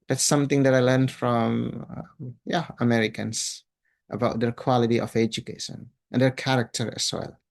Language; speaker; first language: English; non-native, fluent; Indonesian